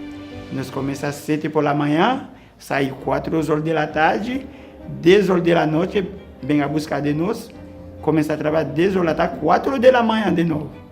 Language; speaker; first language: Portuguese; non-native, learner; Haitian Creole